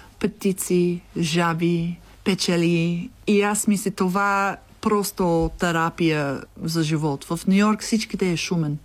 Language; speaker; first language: Bulgarian; non-native, learner; English